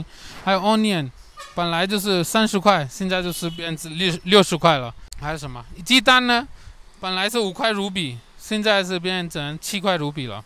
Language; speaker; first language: Chinese; non-native, learner; Hindi